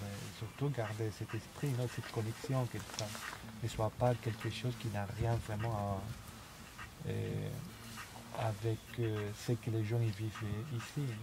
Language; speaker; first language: French; non-native, local second language; Arabic